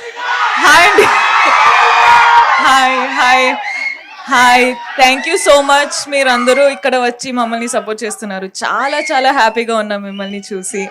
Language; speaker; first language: Telugu; non-native, fluent; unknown